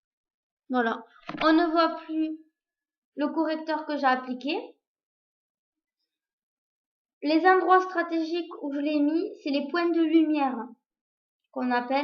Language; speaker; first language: French; native; French